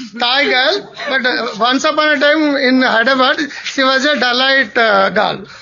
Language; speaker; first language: English; non-native, local second language; Telugu